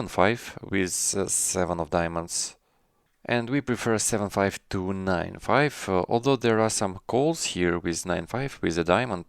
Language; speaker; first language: English; non-native, fluent; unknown